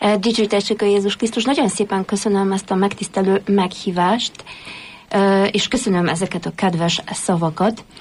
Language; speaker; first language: Hungarian; non-native, fluent; Polish